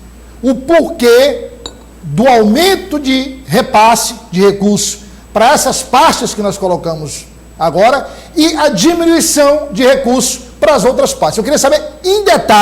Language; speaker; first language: Portuguese; native; Portuguese